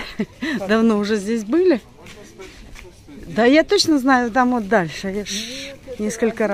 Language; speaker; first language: Russian; native; Russian